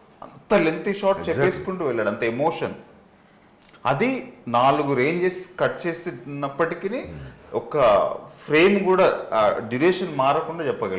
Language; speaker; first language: Telugu; native; Telugu